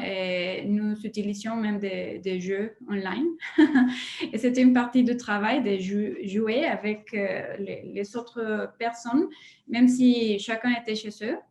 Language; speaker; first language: French; non-native, fluent; Spanish